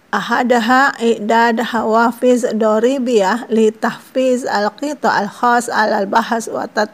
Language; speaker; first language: Arabic; non-native, learner; Indonesian